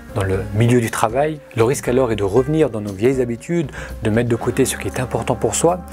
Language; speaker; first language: French; early bilingual, other home language; Arabic